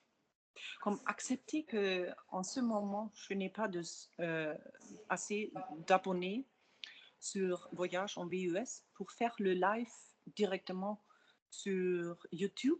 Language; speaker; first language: French; non-native, fluent; German